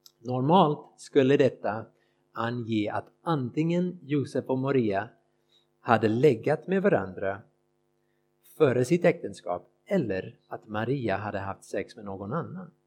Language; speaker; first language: Swedish; non-native, fluent; English